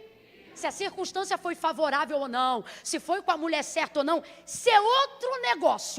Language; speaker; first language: Portuguese; native; Portuguese